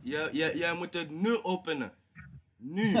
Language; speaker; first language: Dutch; non-native, fluent; English